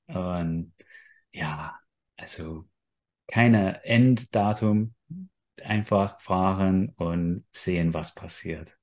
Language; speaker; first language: German; non-native, fluent; English